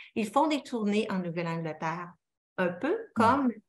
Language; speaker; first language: French; native; French